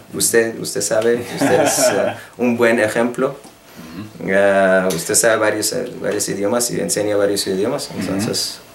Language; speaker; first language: Spanish; non-native, fluent; Persian